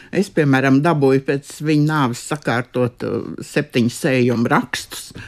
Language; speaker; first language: Latvian; native; Latvian